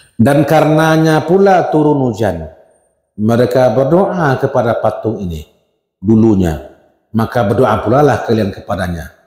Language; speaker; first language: Malay; non-native, local second language; Minangkabau